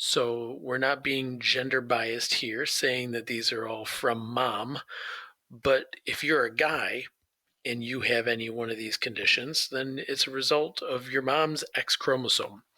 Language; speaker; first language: English; native; English